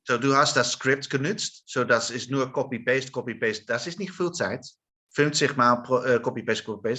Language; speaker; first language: German; non-native, learner; Dutch